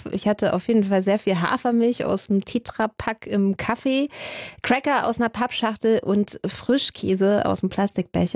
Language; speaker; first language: German; native; German